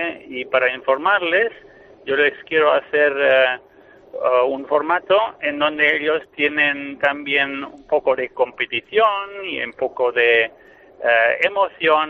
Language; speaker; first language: Spanish; non-native, fluent; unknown